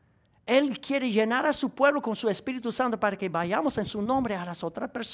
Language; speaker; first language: Spanish; non-native, fluent; English